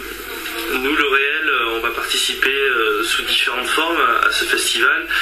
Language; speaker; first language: French; native; French